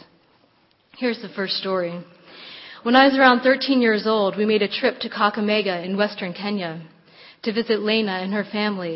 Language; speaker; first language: English; native; English